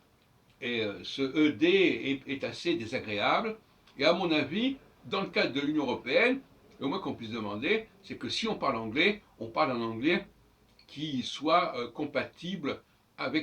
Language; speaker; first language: French; native; French